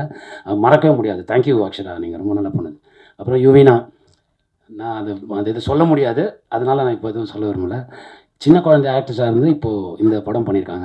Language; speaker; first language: Tamil; native; Tamil